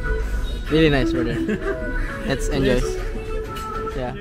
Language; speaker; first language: English; non-native, learner; Indonesian